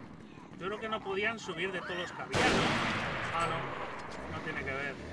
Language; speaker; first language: Spanish; native; Spanish